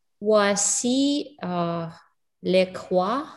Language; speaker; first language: French; non-native, learner; English